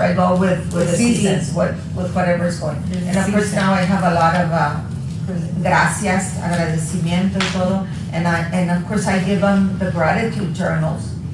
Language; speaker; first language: English; early bilingual, other home language; Spanish